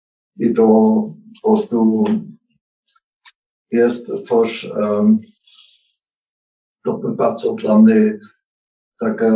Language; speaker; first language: Polish; non-native, learner; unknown